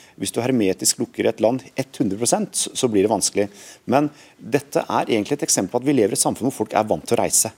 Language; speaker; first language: Norwegian; native; Norwegian